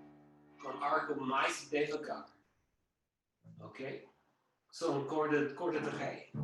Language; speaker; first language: Portuguese; non-native, learner; English